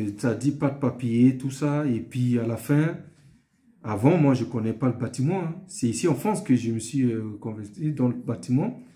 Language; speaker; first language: French; non-native, local second language; Sango